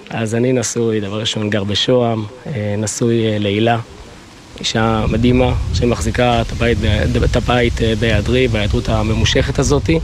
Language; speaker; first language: Hebrew; native; Hebrew